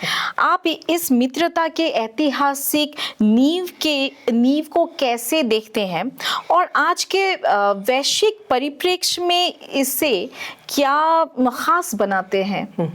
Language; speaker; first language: Hindi; native; Hindi